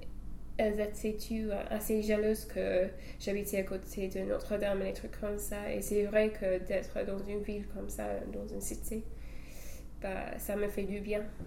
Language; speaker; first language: French; non-native, fluent; English